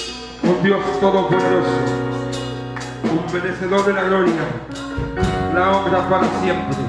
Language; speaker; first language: Spanish; non-native, fluent; Haitian Creole